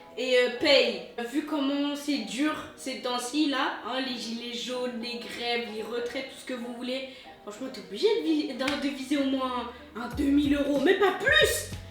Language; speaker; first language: French; native; French